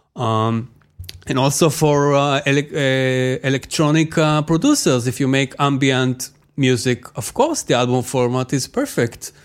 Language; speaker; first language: English; non-native, fluent; Hebrew